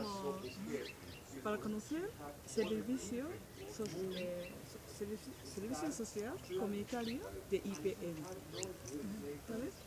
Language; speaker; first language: Spanish; non-native, learner; Japanese